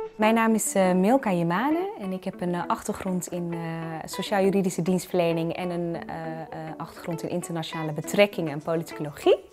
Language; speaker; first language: Dutch; early bilingual, other home language; Tigrinya